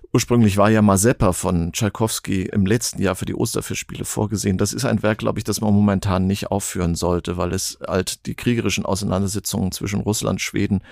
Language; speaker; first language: German; non-native, fluent; Ukrainian